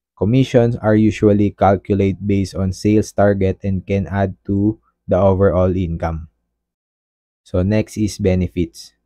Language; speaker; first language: English; non-native, local second language; Filipino